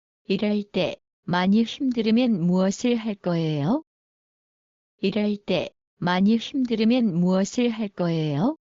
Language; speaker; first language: Korean; non-native, learner; Bangla